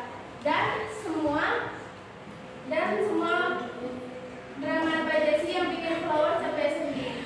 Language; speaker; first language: Indonesian; native; Indonesian